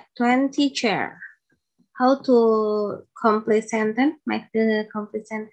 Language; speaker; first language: English; non-native, learner; Indonesian